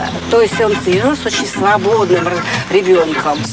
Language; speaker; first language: Russian; native; Russian